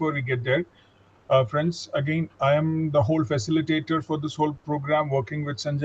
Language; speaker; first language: English; non-native, local second language; Tamil